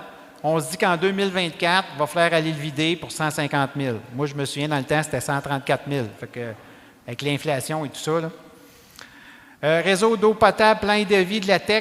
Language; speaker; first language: French; native; French